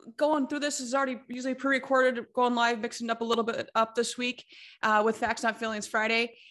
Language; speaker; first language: English; native; English